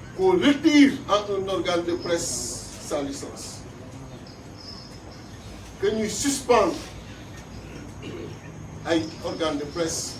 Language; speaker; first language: French; non-native, local second language; Wolof